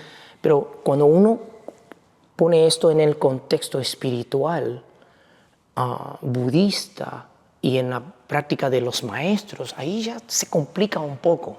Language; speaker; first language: Spanish; non-native, fluent; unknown